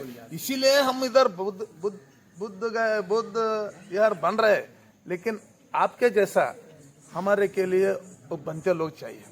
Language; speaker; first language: Hindi; non-native, local second language; Kannada